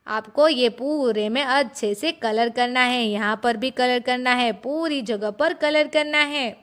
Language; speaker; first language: Hindi; non-native, local second language; Gujarati